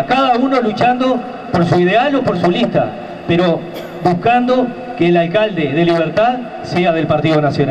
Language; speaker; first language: Spanish; native; Spanish